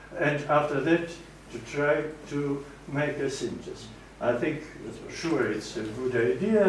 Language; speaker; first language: English; non-native, fluent; Russian